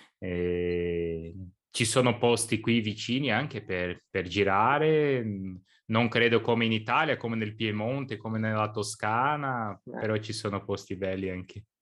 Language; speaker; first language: Italian; non-native, learner; Portuguese